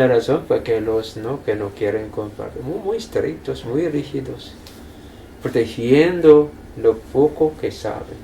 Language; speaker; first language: Spanish; non-native, fluent; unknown